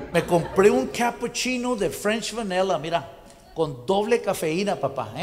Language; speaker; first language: Spanish; native; Spanish